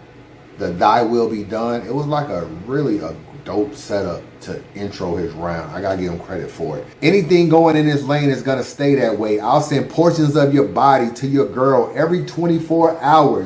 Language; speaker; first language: English; native; English